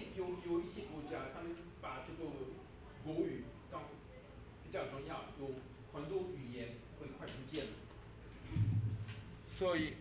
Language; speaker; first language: Chinese; non-native, learner; French